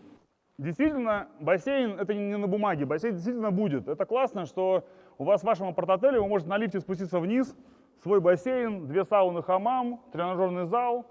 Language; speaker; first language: Russian; native; Russian